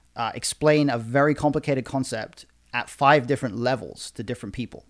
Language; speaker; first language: English; native; English